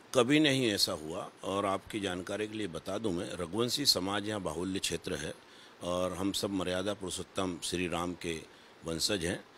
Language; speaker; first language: Hindi; native; Hindi